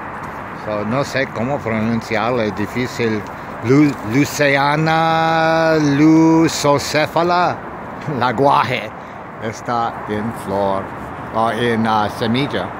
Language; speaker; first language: Spanish; non-native, learner; English